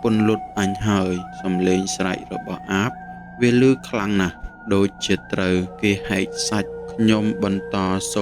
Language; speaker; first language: Khmer; native; Khmer